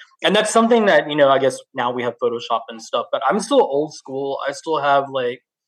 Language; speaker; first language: English; native; English